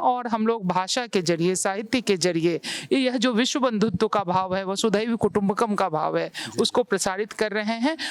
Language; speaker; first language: Hindi; native; Hindi